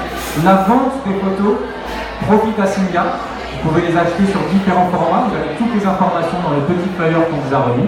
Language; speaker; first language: French; native; French